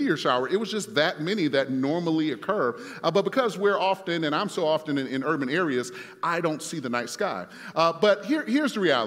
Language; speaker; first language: English; native; English